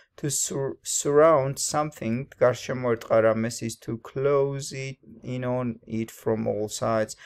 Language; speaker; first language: English; non-native, fluent; Georgian